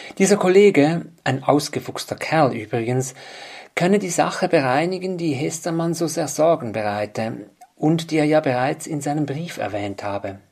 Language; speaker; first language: German; native; German